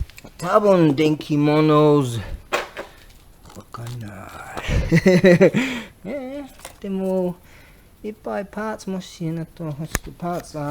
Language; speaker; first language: Japanese; non-native, learner; English